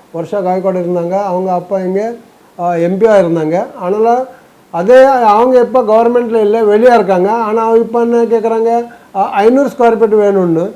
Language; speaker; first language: Tamil; non-native, local second language; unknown